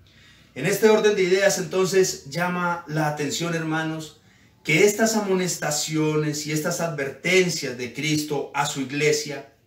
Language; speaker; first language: Spanish; native; Spanish